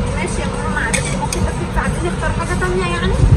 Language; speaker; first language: Arabic; native; Arabic